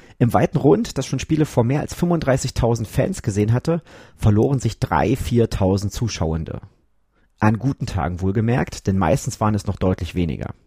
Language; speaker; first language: German; native; German